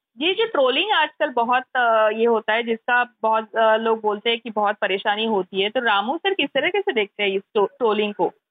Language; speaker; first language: Hindi; non-native, local second language; Marathi